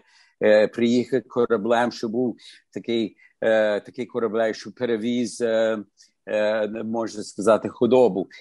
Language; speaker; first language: Ukrainian; early bilingual, heritage; Ukrainian